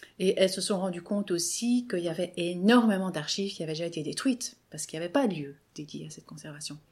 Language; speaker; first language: French; native; French